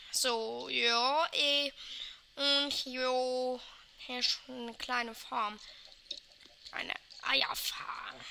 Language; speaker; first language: German; non-native, local second language; Luxembourgish